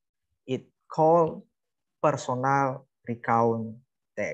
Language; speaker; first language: English; non-native, learner; Indonesian